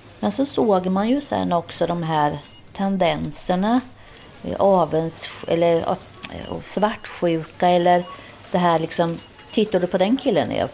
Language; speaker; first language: Swedish; native; Swedish